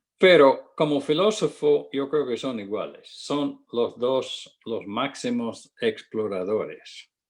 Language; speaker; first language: Spanish; non-native, fluent; English